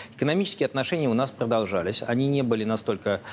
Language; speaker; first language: Russian; native; Russian